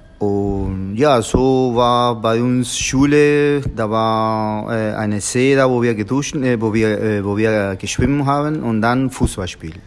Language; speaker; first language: German; non-native, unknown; Spanish